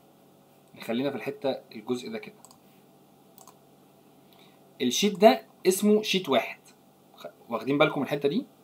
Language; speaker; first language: Arabic; native; Arabic